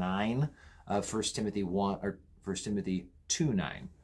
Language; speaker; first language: English; native; English